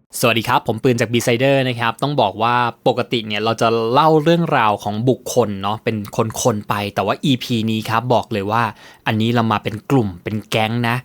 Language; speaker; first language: Thai; native; Thai